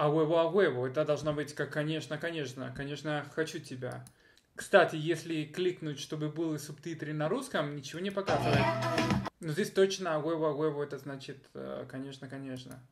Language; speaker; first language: Russian; non-native, fluent; Spanish